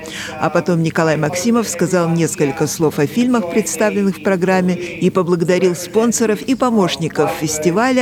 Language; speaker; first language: Russian; native; Russian